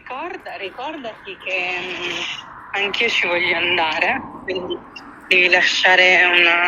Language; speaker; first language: Italian; native; Italian